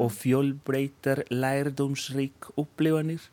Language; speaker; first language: Icelandic; non-native, fluent; Spanish